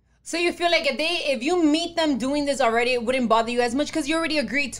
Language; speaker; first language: English; early bilingual, other home language; Spanish